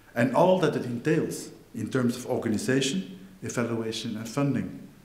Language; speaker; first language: English; non-native, fluent; Dutch